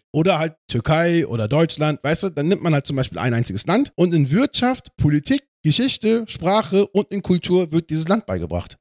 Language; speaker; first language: German; native; German